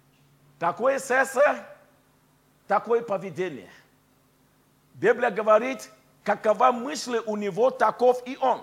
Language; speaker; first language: Russian; non-native, fluent; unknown